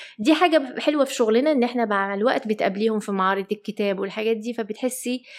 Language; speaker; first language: Arabic; early bilingual, heritage; Arabic